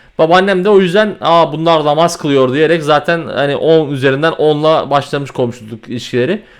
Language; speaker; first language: Turkish; native; Turkish